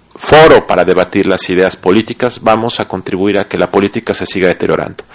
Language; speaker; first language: Spanish; native; Spanish